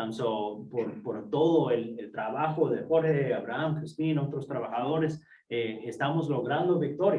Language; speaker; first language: Spanish; non-native, fluent; English